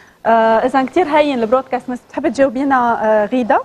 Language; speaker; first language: Arabic; native; Arabic